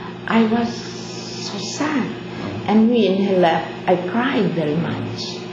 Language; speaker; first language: English; non-native, local second language; Filipino